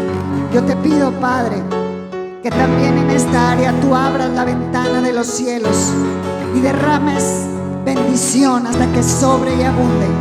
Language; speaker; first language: Spanish; native; Spanish